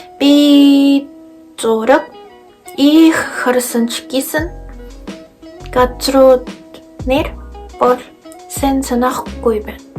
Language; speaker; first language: Mongolian; non-native, learner; Spanish